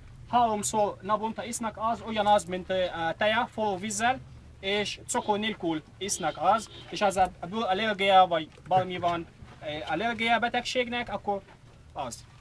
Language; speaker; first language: Hungarian; non-native, learner; Arabic